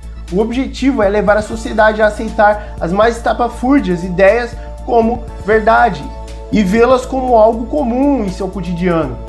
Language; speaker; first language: Portuguese; native; Portuguese